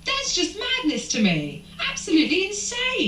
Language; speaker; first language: English; native; English